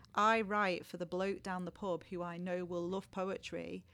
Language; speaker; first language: English; native; English